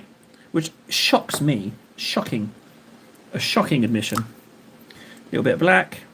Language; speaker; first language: English; native; English